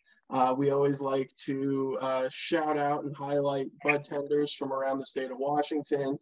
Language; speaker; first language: English; native; English